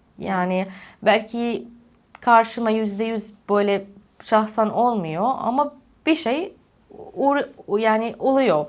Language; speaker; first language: Turkish; non-native, fluent; Arabic